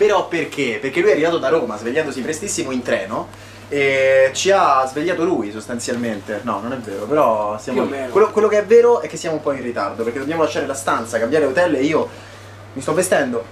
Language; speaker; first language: Italian; native; Italian